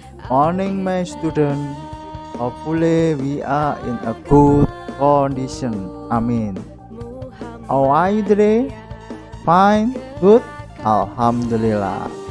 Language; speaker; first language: English; non-native, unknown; Indonesian